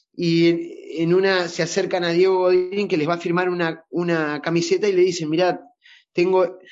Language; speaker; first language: Spanish; native; Spanish